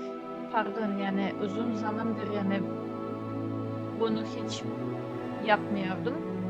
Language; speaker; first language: Turkish; non-native, learner; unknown